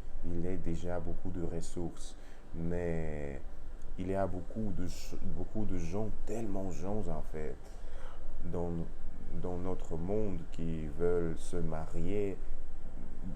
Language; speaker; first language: French; non-native, learner; Russian